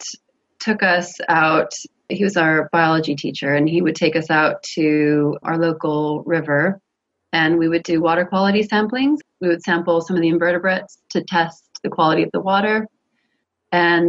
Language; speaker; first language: English; native; English